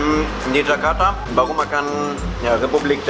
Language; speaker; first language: Indonesian; non-native, fluent; German